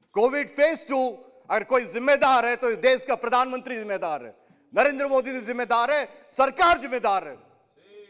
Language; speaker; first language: Hindi; non-native, local second language; Odia